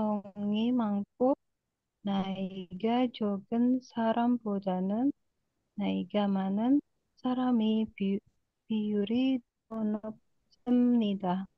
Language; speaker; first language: Korean; non-native, learner; Indonesian